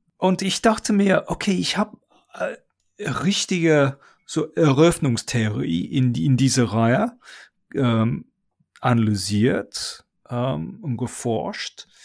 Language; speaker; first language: German; non-native, fluent; English